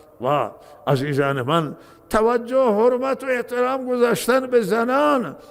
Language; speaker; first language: Persian; non-native, local second language; Baluchi